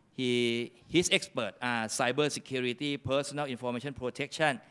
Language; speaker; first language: English; non-native, fluent; Thai